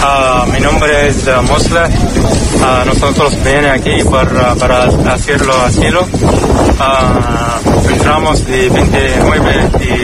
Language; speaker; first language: Spanish; non-native, learner; Arabic